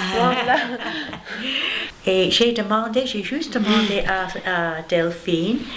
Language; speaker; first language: French; non-native, learner; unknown